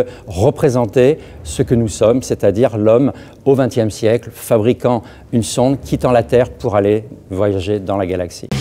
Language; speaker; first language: French; native; French